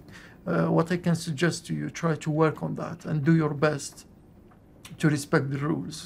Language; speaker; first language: English; non-native, fluent; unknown